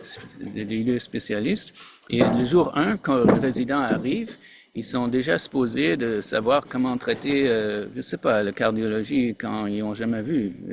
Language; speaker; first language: French; non-native, fluent; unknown